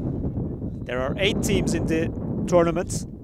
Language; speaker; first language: English; non-native, fluent; Turkish